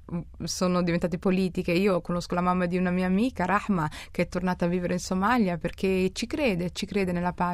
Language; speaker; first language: Italian; early bilingual, other home language; Somali